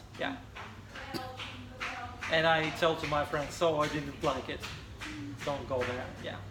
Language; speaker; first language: English; non-native, fluent; Russian